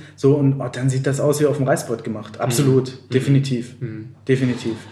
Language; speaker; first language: German; native; German